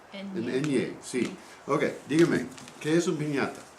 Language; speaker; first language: Spanish; non-native, learner; English